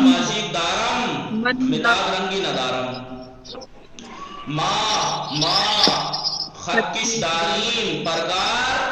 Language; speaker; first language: Persian; non-native, fluent; Urdu